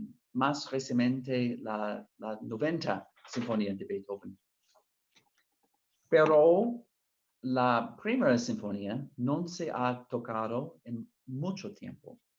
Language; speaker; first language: Spanish; non-native, fluent; English